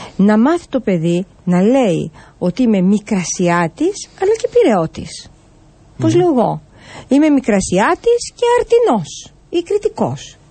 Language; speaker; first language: Greek; native; Greek